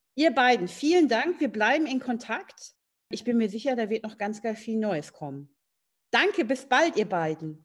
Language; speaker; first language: German; native; German